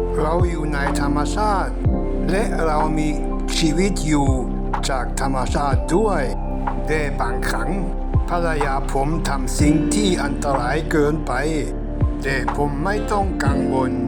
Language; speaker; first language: Thai; non-native, fluent; German